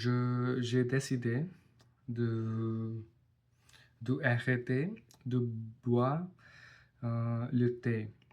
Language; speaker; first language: French; non-native, learner; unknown